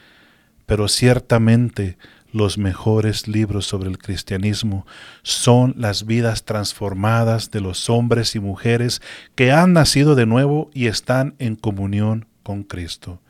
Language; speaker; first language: Spanish; native; Spanish